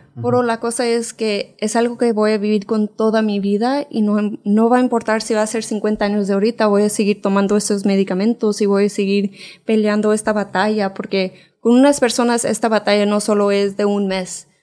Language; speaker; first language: Spanish; early bilingual, heritage; Spanish